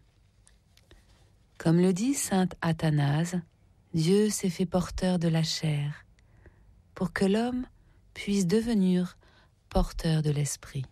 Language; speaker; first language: French; native; French